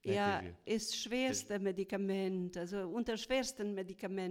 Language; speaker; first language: German; non-native, fluent; Croatian